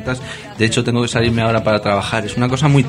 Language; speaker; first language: Spanish; native; Spanish